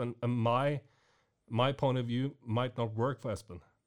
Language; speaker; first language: English; non-native, fluent; Norwegian